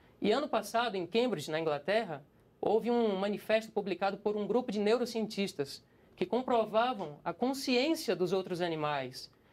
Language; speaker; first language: Portuguese; native; Portuguese